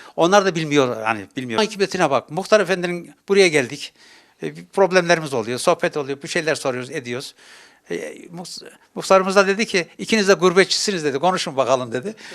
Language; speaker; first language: Turkish; native; Turkish